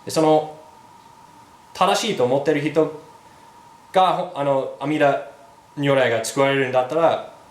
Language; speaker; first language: Japanese; non-native, fluent; English